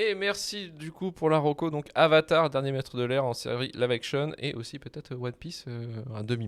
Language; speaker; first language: French; native; French